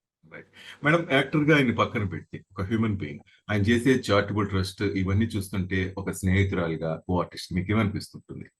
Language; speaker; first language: Telugu; native; Telugu